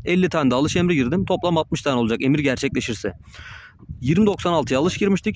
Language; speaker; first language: Turkish; native; Turkish